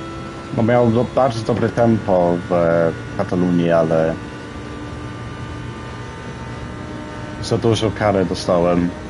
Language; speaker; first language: Polish; early bilingual, heritage; Polish